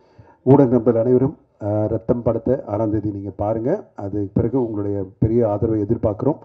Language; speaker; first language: Tamil; native; Tamil